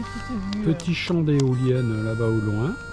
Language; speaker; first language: French; native; French